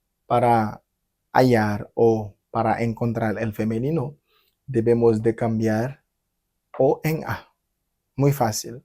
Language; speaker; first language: Spanish; non-native, fluent; Haitian Creole